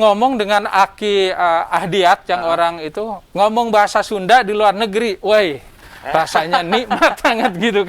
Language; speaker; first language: Indonesian; non-native, local second language; Sundanese